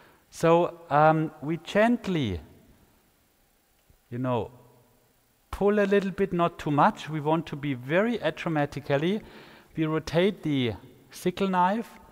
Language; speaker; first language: English; non-native, fluent; German